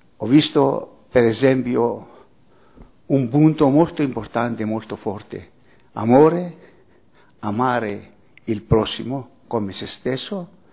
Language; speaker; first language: Italian; non-native, fluent; Greek